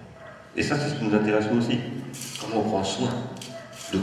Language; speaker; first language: French; native; French